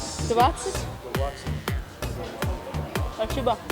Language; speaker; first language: Russian; non-native, local second language; Tajik